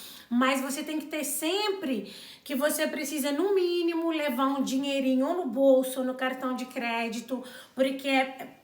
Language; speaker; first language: Portuguese; non-native, local second language; Kabuverdianu